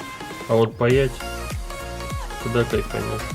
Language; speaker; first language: Russian; native; Russian